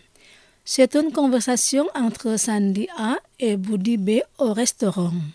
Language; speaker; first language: French; non-native, fluent; Indonesian